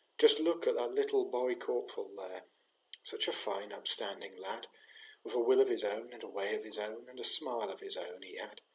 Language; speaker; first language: English; native; English